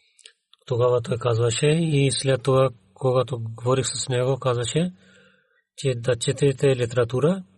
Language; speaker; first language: Bulgarian; non-native, learner; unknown